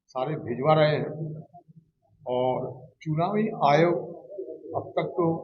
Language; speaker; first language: Hindi; non-native, local second language; Bangla